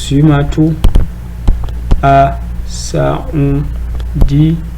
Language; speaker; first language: Arabic; non-native, fluent; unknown